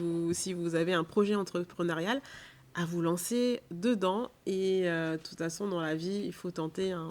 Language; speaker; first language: French; native; French